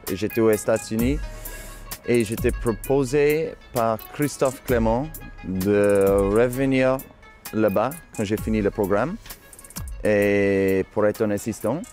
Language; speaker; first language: French; non-native, fluent; English